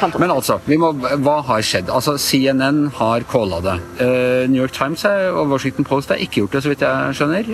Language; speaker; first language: Norwegian; native; Norwegian